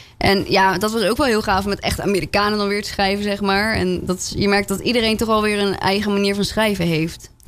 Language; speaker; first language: Dutch; early bilingual, other home language; French